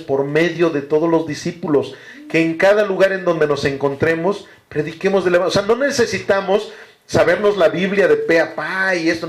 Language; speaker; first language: Spanish; native; Spanish